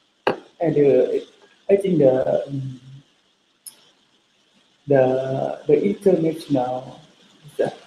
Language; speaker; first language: English; non-native, learner; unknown